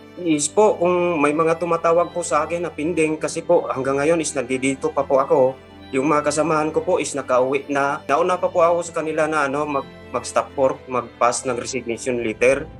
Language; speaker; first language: Filipino; non-native, local second language; Cebuano